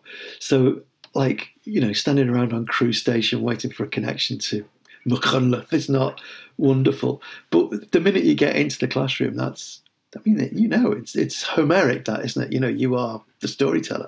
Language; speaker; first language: English; native; English